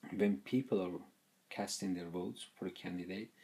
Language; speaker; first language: English; non-native, fluent; Persian